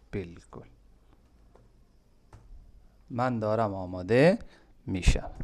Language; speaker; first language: Persian; non-native, fluent; Urdu